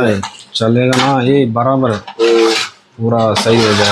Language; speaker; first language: Hindi; non-native, local second language; Tamil